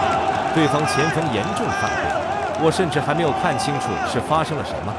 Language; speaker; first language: Chinese; native; Chinese